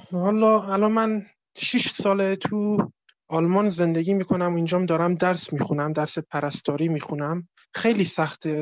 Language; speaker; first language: Persian; non-native, local second language; Kurdish